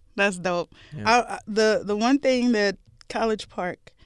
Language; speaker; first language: English; native; English